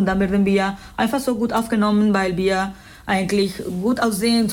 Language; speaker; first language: German; non-native, fluent; Spanish